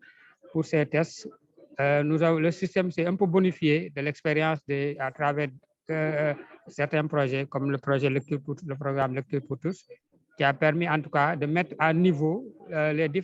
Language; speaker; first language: French; non-native, local second language; Wolof